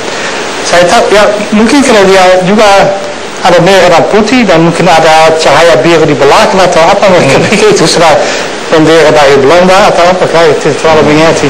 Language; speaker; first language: Indonesian; non-native, fluent; Dutch